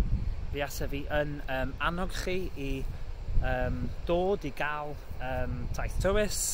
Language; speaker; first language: Welsh; native; Welsh